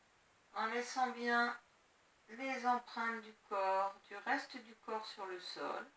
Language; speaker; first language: French; native; French